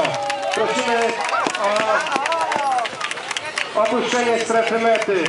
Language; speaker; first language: Polish; native; Polish